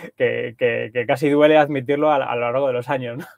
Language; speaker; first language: Spanish; native; Spanish